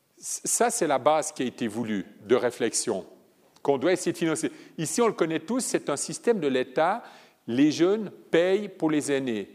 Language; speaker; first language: French; early bilingual, other home language; Italian